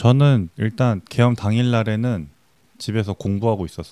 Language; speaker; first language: Korean; native; Korean